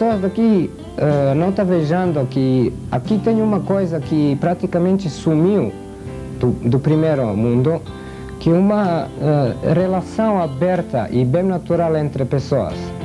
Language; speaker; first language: Portuguese; non-native, fluent; Serbian